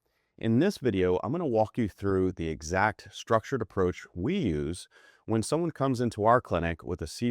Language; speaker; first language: English; native; English